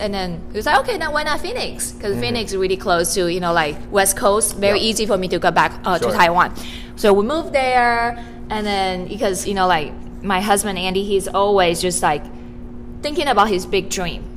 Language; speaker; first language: English; non-native, fluent; Chinese